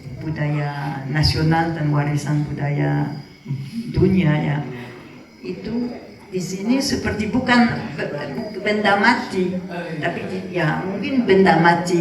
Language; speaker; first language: Indonesian; non-native, fluent; French